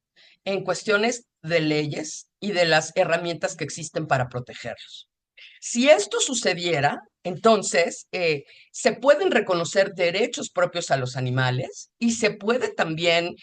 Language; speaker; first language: Spanish; native; Spanish